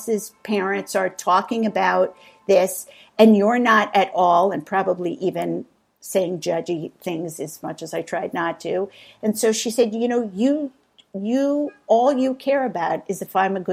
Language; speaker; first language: English; native; English